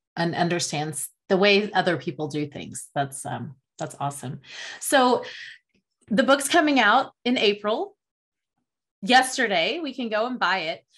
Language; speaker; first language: English; native; English